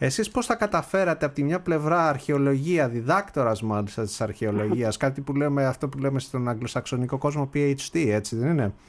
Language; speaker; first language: Greek; native; Greek